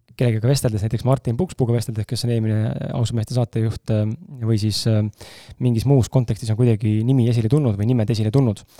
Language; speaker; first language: Estonian; native; Estonian